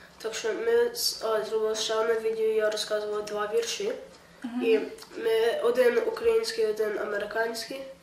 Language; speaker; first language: Ukrainian; early bilingual, heritage; Ukrainian